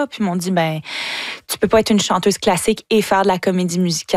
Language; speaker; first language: French; native; French